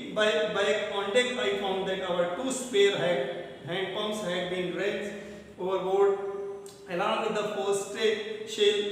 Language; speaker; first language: English; non-native, local second language; Hindi